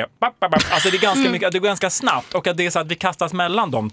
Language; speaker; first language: Swedish; native; Swedish